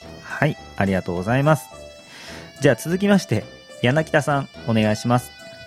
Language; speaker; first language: Japanese; native; Japanese